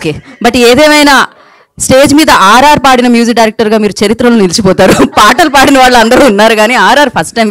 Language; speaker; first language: Telugu; native; Telugu